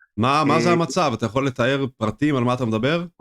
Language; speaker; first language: Hebrew; native; Hebrew